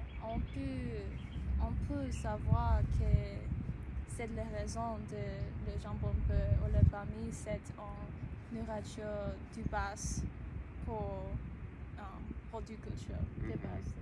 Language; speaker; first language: French; non-native, learner; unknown